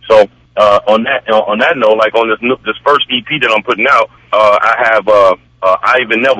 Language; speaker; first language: English; native; English